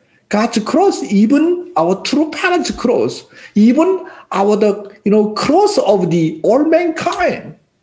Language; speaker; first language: English; non-native, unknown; Korean